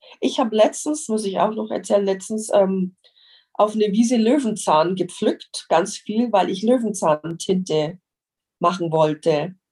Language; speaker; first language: German; non-native, fluent; English